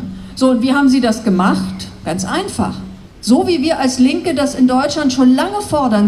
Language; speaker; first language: German; native; German